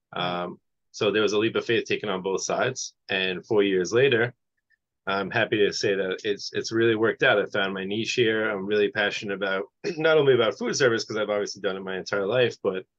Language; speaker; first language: English; native; English